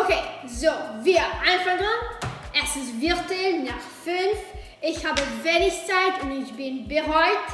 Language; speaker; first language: German; non-native, learner; Polish